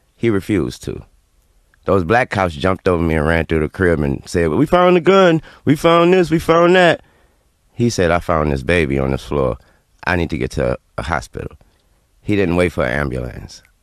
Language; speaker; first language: English; native; English